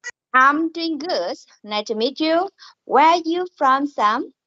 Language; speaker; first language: English; non-native, learner; Vietnamese